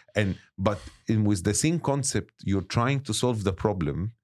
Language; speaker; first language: English; non-native, fluent; Arabic